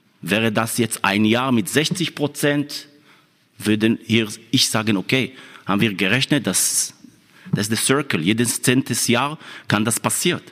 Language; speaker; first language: German; non-native, fluent; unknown